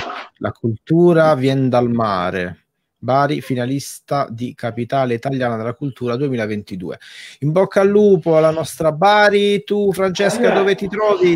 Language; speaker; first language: Italian; native; Italian